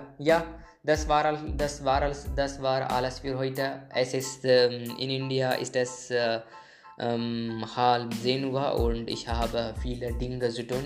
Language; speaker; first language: German; non-native, learner; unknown